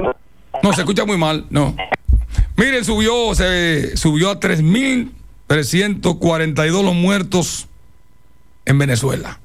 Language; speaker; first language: Spanish; native; Spanish